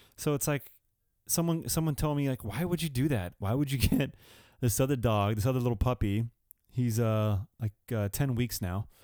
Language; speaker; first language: English; early bilingual, other home language; Spanish